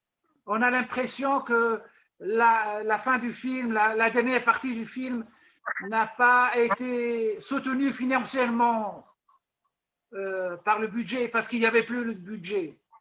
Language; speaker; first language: French; non-native, local second language; Arabic